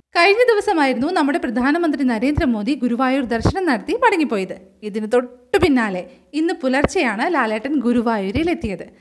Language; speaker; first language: Malayalam; native; Malayalam